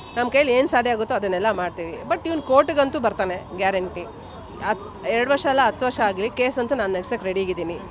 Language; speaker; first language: Kannada; native; Kannada